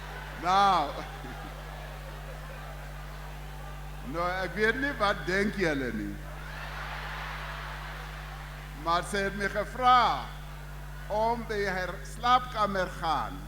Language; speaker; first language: Afrikaans; non-native, local second language; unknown